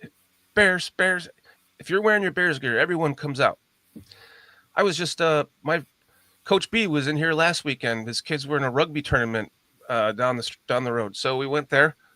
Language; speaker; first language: English; native; English